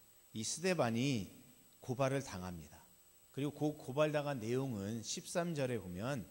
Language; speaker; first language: Korean; native; Korean